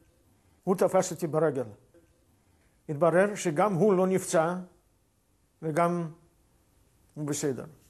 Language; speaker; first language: Hebrew; non-native, fluent; Yiddish